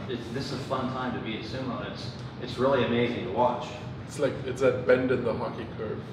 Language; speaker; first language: English; native; English